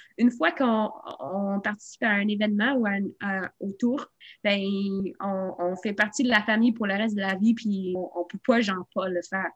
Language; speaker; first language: French; non-native, local second language; English